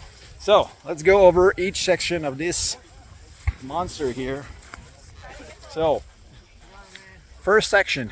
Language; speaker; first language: English; non-native, local second language; French